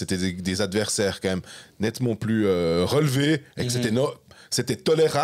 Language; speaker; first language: French; native; French